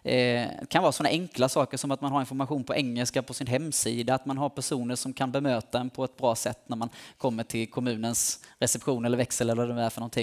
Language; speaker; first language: Swedish; native; Swedish